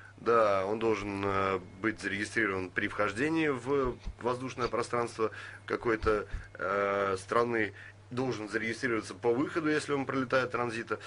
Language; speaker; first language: Russian; native; Russian